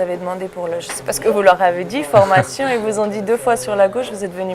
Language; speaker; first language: French; native; French